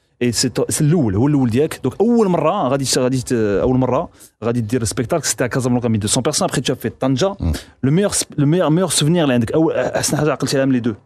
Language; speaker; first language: French; non-native, local second language; Arabic